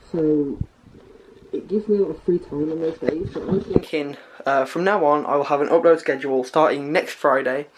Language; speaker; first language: English; native; English